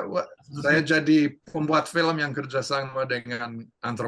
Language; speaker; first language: Indonesian; non-native, fluent; English